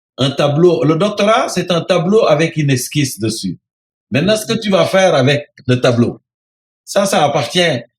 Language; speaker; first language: French; non-native, local second language; Serer